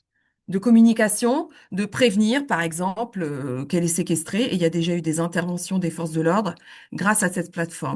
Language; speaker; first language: French; native; French